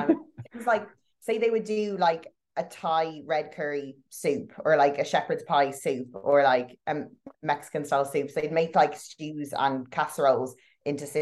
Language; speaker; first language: English; native; English